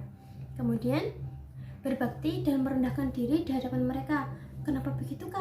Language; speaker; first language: Indonesian; native; Indonesian